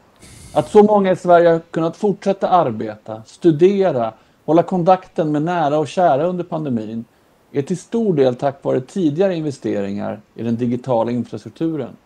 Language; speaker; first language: Swedish; native; Swedish